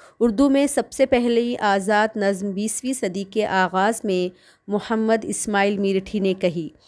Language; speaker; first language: Urdu; native; Urdu